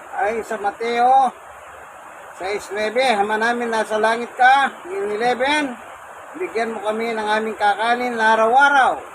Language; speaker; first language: Filipino; non-native, local second language; Pampanga